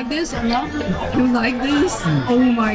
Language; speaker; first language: English; non-native, learner; Chinese